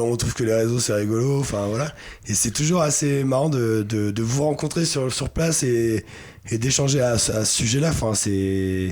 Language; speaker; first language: French; native; French